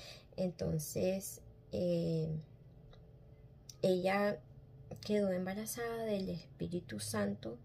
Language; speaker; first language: Spanish; native; Spanish